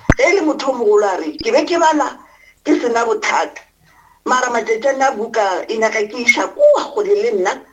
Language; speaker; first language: Northern Sotho; non-native, local second language; Venda